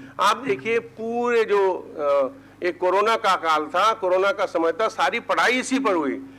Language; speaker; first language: Hindi; native; Hindi